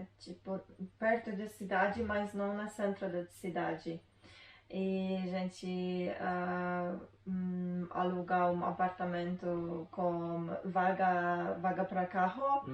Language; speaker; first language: Portuguese; non-native, learner; Polish